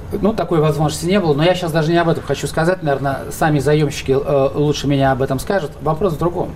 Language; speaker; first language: Russian; native; Russian